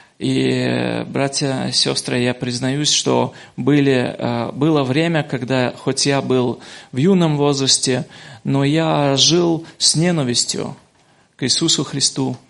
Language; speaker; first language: Russian; native; Russian